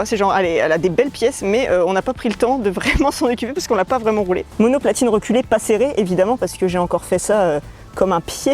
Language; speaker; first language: French; native; French